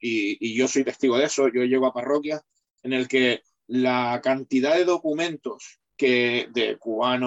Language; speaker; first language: Spanish; native; Spanish